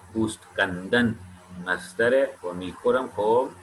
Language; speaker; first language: Persian; non-native, fluent; Urdu